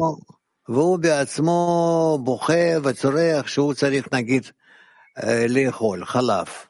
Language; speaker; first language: Hebrew; non-native, fluent; Russian